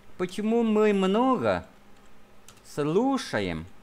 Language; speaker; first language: Russian; non-native, fluent; Vietnamese